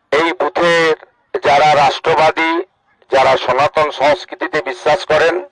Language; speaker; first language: Bangla; native; Bangla